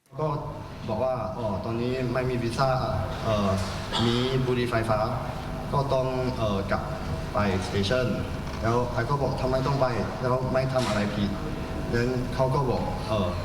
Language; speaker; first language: Thai; non-native, learner; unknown